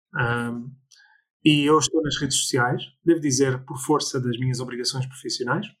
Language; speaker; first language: Portuguese; early bilingual, other home language; English